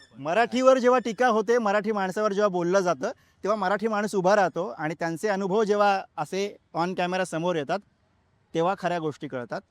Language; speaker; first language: Marathi; native; Marathi